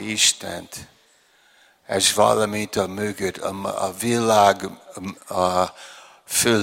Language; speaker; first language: Hungarian; non-native, learner; English